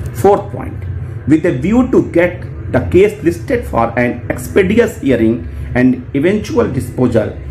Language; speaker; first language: English; non-native, local second language; Hindi